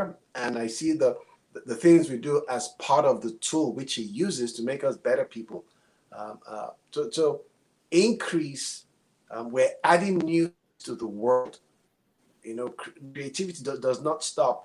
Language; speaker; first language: English; non-native, local second language; Yoruba